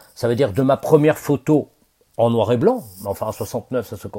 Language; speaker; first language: French; native; French